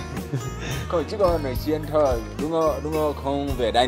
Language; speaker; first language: Vietnamese; non-native, learner; Portuguese